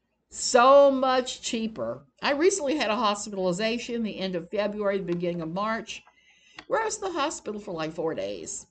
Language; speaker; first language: English; native; English